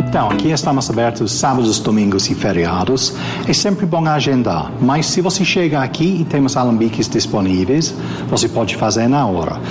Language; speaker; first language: Portuguese; non-native, fluent; English